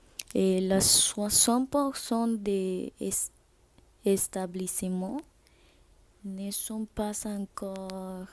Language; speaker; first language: French; non-native, learner; Spanish